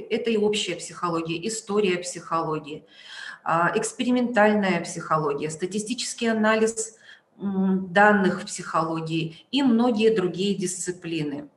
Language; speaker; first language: Russian; native; Russian